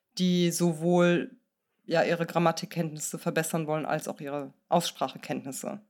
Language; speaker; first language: German; native; German